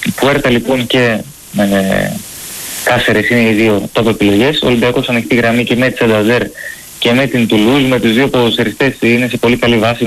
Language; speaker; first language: Greek; native; Greek